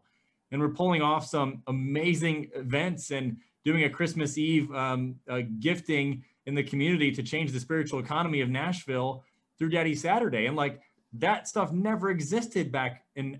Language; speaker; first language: English; native; English